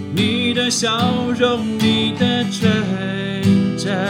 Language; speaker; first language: Chinese; native; Chinese